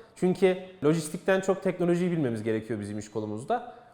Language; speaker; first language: Turkish; native; Turkish